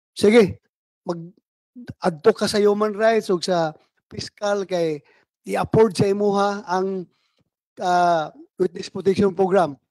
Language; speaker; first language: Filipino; native; Filipino